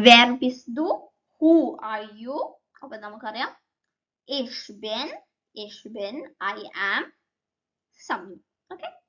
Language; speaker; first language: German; non-native, learner; Malayalam